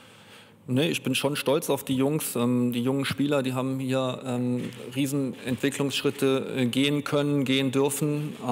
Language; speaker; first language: German; native; German